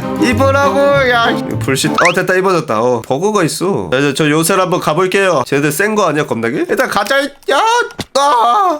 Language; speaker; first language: Korean; native; Korean